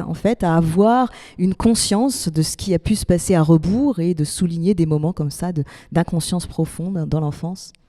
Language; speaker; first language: French; native; French